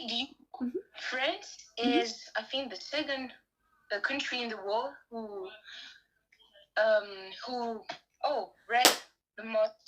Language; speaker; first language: English; non-native, learner; French